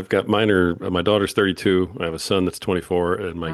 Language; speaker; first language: English; native; English